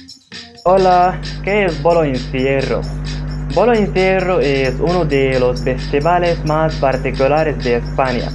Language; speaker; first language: Spanish; non-native, learner; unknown